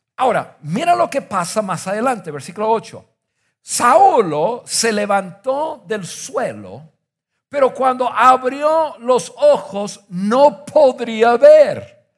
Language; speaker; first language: Spanish; non-native, fluent; English